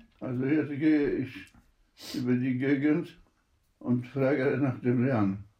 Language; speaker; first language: German; non-native, fluent; Polish